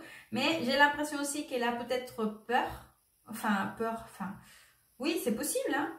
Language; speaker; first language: French; non-native, fluent; Spanish